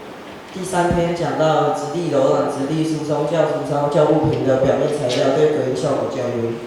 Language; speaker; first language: Chinese; native; Chinese